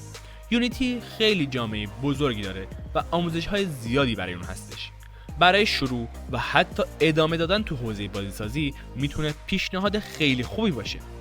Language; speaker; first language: Persian; native; Persian